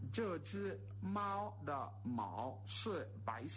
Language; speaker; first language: Chinese; non-native, learner; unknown